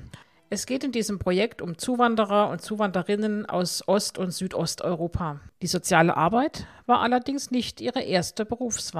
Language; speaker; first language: German; native; German